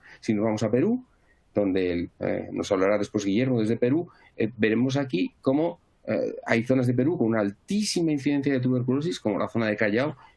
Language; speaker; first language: Spanish; native; Spanish